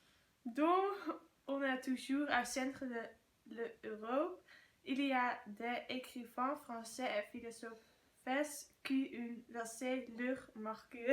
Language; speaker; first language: French; non-native, learner; Dutch